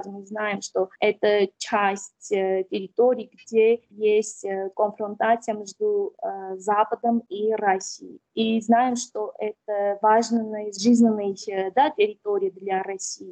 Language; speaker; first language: Russian; non-native, fluent; Armenian